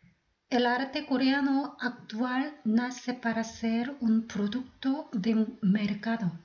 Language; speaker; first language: Spanish; non-native, fluent; Korean